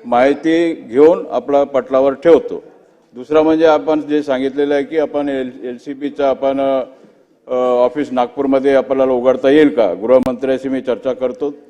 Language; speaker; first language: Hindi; non-native, local second language; Marathi